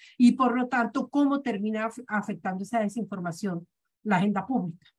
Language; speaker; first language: Spanish; native; Spanish